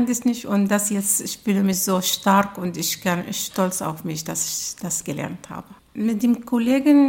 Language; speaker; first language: German; non-native, learner; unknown